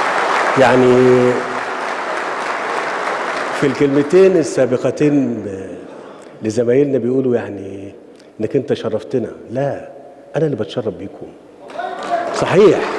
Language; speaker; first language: Arabic; native; Arabic